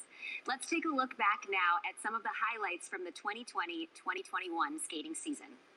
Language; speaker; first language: English; native; English